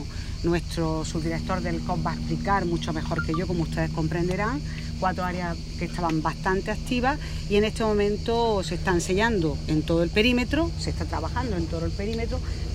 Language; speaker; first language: Spanish; native; Spanish